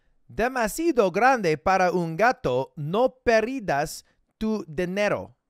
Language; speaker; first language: Spanish; non-native, learner; English